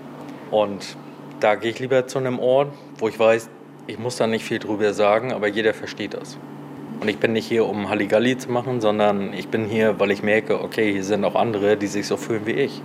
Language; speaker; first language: German; native; German